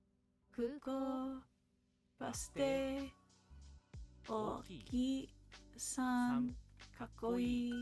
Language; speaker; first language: Japanese; non-native, learner; English